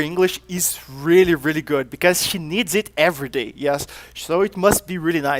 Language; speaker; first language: English; non-native, fluent; Portuguese